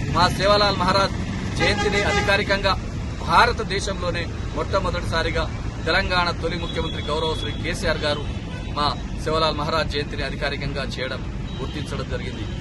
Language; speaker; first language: Telugu; non-native, local second language; Lambadi